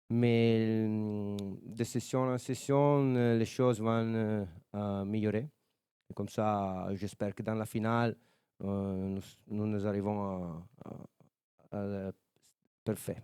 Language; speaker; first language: French; non-native, learner; Italian